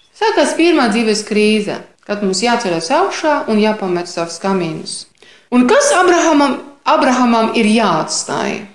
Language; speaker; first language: Latvian; non-native, fluent; Polish